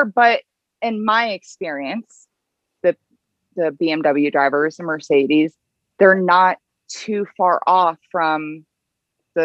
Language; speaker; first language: English; native; English